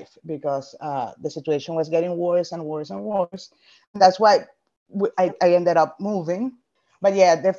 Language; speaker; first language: English; non-native, fluent; Spanish